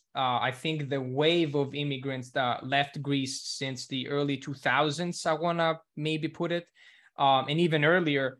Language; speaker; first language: English; non-native, fluent; Greek